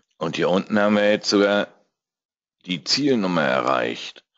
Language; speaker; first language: German; native; German